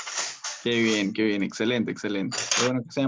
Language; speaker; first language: Spanish; native; Spanish